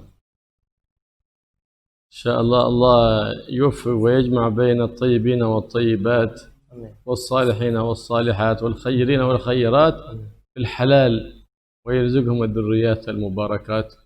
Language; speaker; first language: Arabic; native; Arabic